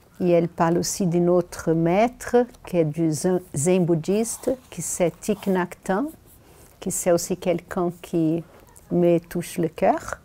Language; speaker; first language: French; non-native, fluent; Portuguese